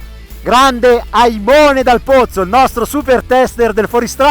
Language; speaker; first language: Italian; native; Italian